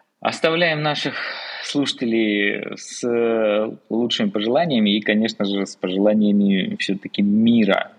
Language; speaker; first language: Russian; native; Russian